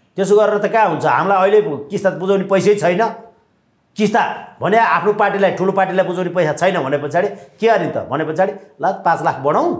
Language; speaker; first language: Nepali; native; Nepali